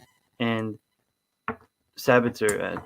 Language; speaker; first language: English; native; English